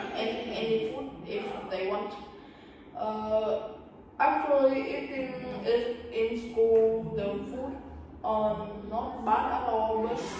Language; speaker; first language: English; non-native, learner; Vietnamese